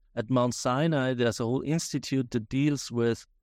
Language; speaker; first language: English; non-native, fluent; German